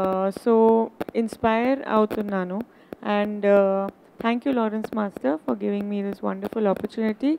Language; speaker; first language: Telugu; non-native, learner; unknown